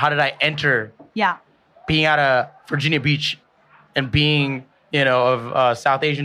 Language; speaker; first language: English; early bilingual, other home language; Bangla